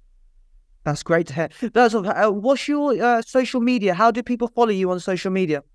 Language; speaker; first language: English; native; English